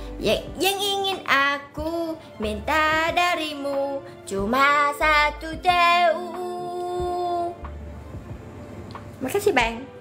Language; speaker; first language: Indonesian; non-native, learner; Vietnamese